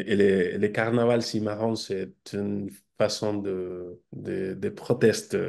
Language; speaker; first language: French; non-native, fluent; Spanish